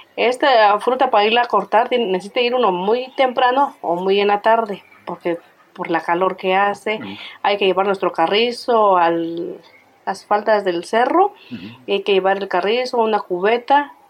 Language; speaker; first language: Spanish; native; Spanish